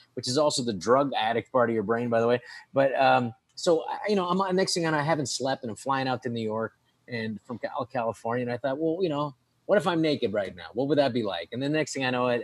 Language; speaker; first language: English; native; English